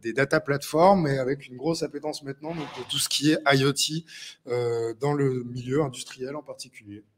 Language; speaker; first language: French; native; French